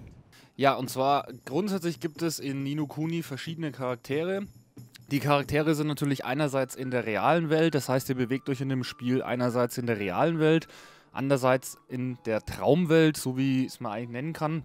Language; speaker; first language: German; native; German